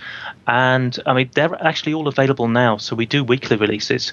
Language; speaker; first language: English; native; English